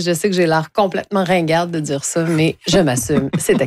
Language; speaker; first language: French; native; French